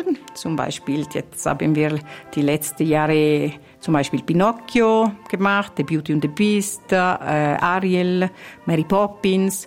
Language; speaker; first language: German; non-native, fluent; Italian